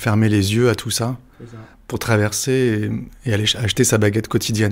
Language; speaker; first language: French; native; French